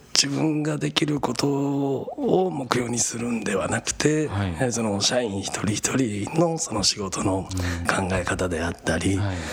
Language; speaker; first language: Japanese; native; Japanese